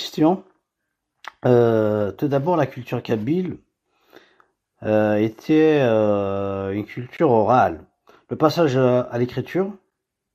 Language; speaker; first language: French; non-native, local second language; Kabyle